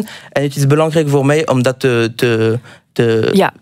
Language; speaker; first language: Dutch; non-native, local second language; French